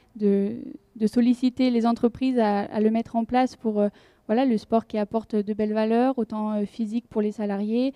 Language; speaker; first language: French; native; French